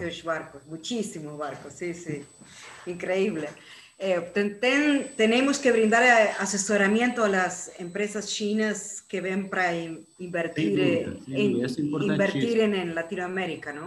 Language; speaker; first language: Portuguese; non-native, learner; Spanish